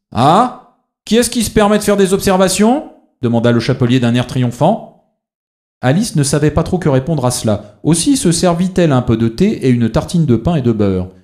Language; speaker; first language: French; native; French